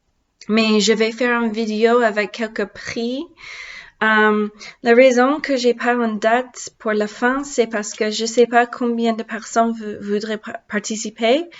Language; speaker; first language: French; non-native, learner; English